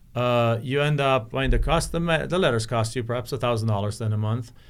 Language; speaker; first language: English; non-native, fluent; German